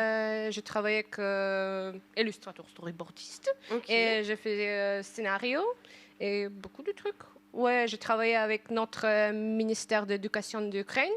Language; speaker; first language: French; non-native, learner; Ukrainian